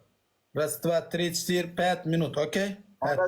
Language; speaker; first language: Russian; non-native, learner; Turkmen